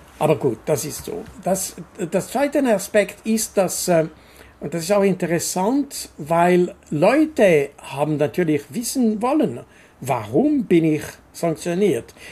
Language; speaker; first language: German; non-native, local second language; French